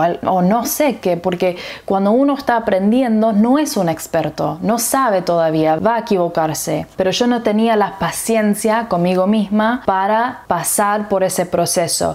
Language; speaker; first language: Spanish; early bilingual, heritage; English